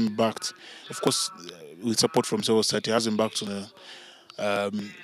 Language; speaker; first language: English; non-native, local second language; Bemba